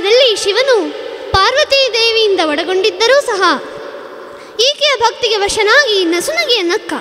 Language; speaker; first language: Kannada; native; Kannada